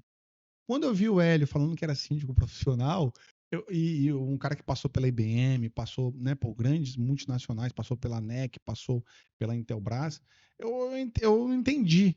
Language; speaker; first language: Portuguese; native; Portuguese